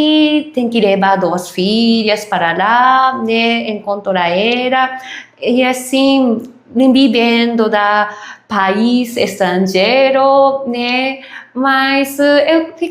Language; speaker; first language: Portuguese; non-native, learner; Japanese